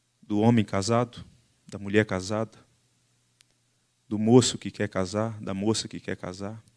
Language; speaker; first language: Portuguese; native; Portuguese